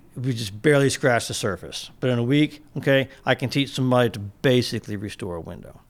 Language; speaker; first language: English; native; English